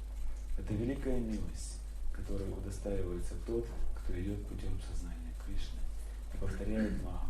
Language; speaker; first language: Russian; native; Russian